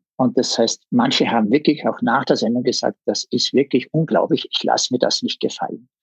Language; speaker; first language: German; native; German